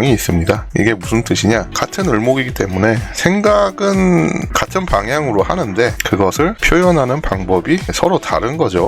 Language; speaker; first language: Korean; native; Korean